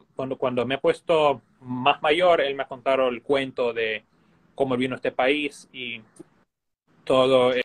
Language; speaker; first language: Spanish; early bilingual, heritage; Spanish